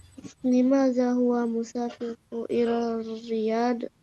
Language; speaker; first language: Arabic; non-native, learner; Indonesian